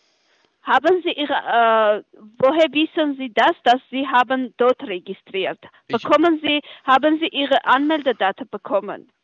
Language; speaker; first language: German; non-native, learner; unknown